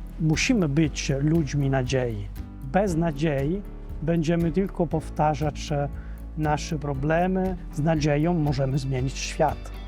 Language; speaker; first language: Polish; non-native, fluent; Italian